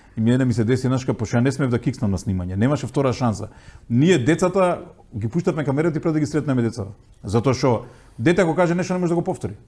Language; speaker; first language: Macedonian; native; Macedonian